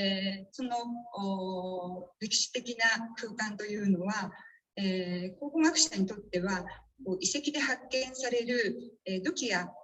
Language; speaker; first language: Japanese; native; Japanese